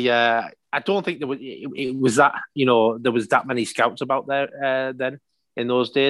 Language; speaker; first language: English; native; English